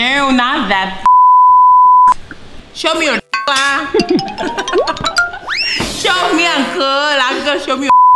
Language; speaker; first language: English; non-native, learner; Indonesian